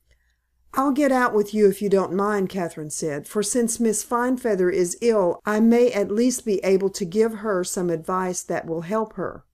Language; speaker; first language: English; native; English